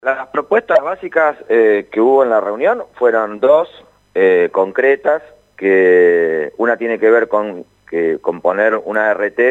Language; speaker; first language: Spanish; native; Spanish